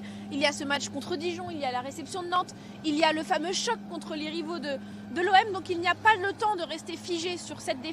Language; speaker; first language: French; native; French